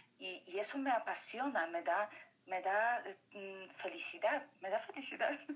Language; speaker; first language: Spanish; non-native, fluent; Polish